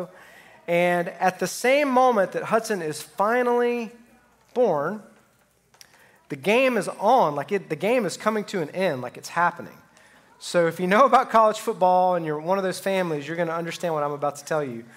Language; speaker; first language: English; native; English